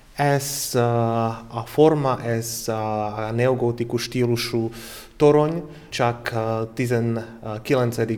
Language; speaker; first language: Hungarian; non-native, learner; Slovak